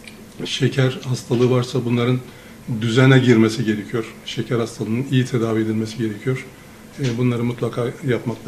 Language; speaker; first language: Turkish; native; Turkish